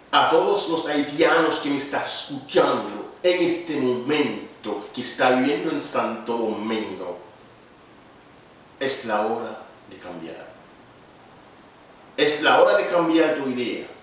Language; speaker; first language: Spanish; non-native, learner; Haitian Creole